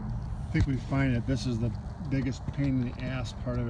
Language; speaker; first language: English; native; English